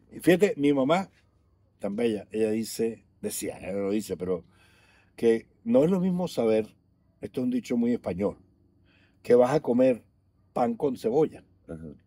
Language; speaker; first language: Spanish; native; Spanish